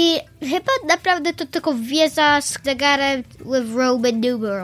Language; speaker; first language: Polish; early bilingual, heritage; Polish